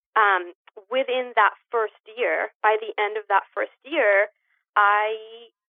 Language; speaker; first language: English; early bilingual, other home language; Spanish